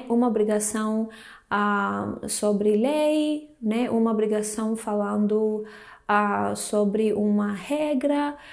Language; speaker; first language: Portuguese; non-native, fluent; Greek